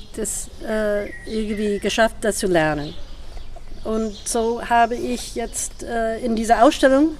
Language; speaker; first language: German; non-native, fluent; English